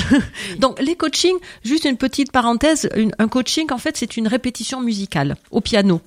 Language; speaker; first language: French; native; French